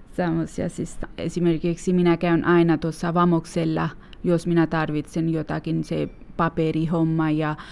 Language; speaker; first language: Finnish; non-native, fluent; Urdu